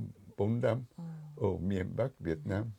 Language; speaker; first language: Vietnamese; non-native, fluent; Japanese